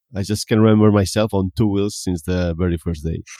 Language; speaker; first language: English; non-native, fluent; Spanish